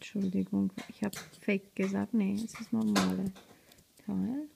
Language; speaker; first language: German; non-native, fluent; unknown